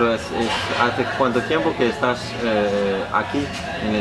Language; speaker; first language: Spanish; non-native, learner; Danish